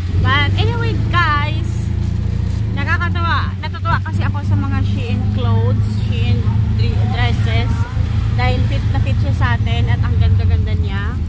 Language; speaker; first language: Filipino; native; Filipino